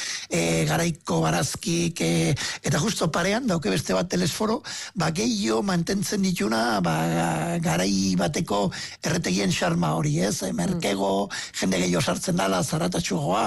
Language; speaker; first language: Basque; native; Basque